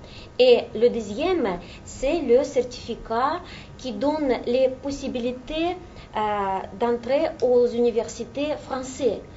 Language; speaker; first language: French; non-native, fluent; Russian